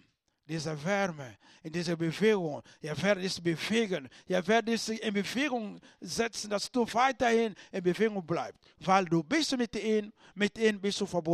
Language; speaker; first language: German; non-native, learner; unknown